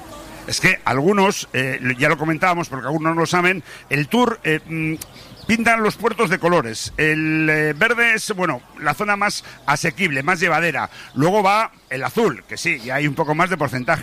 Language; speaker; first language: Spanish; native; Spanish